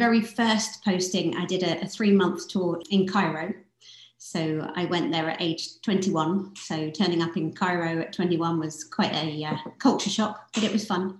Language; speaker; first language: English; native; English